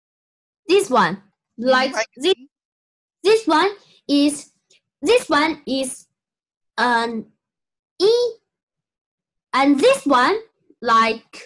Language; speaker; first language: English; non-native, learner; Chinese